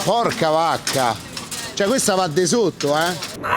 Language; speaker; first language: Italian; native; Italian